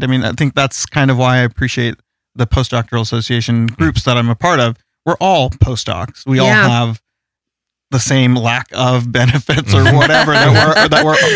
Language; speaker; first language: English; early bilingual, other home language; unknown